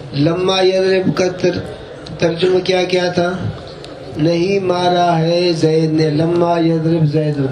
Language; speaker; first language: Urdu; non-native, local second language; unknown